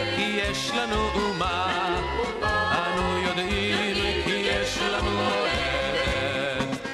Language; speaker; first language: Hebrew; non-native, fluent; French